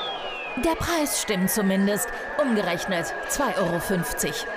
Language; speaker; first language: German; native; German